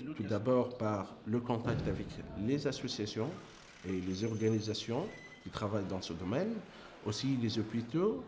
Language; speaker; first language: French; non-native, local second language; Arabic